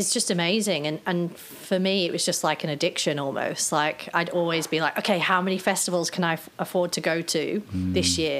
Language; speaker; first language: English; native; English